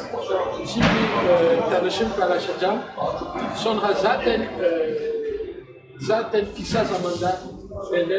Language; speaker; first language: Turkish; non-native, learner; French